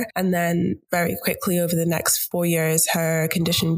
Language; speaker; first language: English; native; English